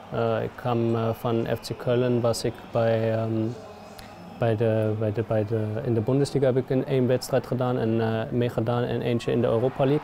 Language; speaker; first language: Dutch; non-native, fluent; German